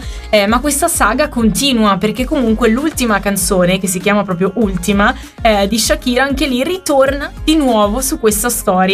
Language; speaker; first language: Italian; native; Italian